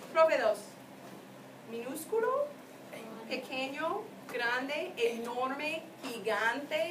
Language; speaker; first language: Spanish; non-native, fluent; English